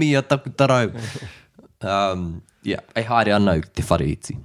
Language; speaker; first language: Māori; non-native, local second language; English